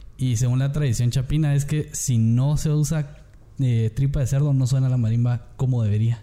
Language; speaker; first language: Spanish; native; Spanish